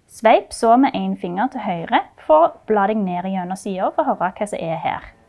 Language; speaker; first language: Norwegian; native; Norwegian